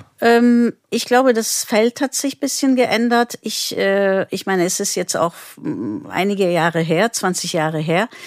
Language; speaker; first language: German; non-native, fluent; Turkish